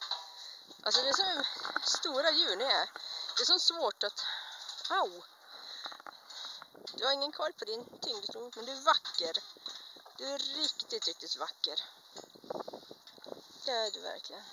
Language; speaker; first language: Swedish; native; Swedish